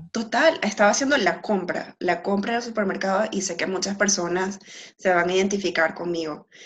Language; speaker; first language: Spanish; native; Spanish